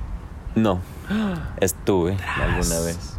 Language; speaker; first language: Spanish; native; Spanish